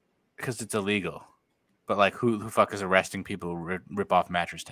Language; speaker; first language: English; native; English